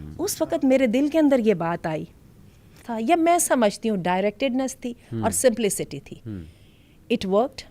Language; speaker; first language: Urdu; native; Urdu